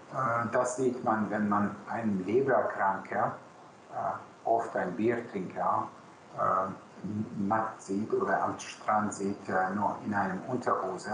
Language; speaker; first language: German; non-native, local second language; Hungarian